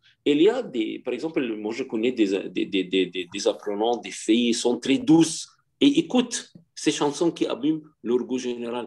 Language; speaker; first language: French; non-native, fluent; Arabic